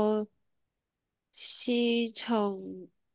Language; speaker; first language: Korean; non-native, learner; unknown